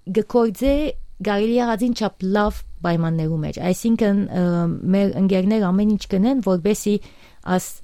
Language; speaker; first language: Armenian; early bilingual, heritage; Armenian